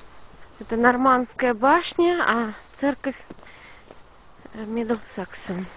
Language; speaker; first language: Russian; native; Russian